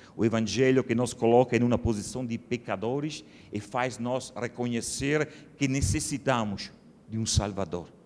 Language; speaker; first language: Portuguese; non-native, fluent; Italian